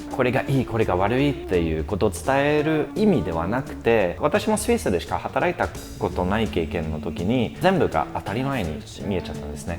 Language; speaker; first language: Japanese; non-native, fluent; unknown